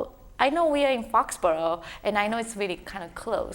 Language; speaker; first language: English; native; English